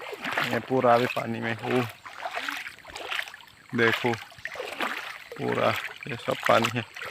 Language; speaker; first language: Hindi; non-native, local second language; Kok Borok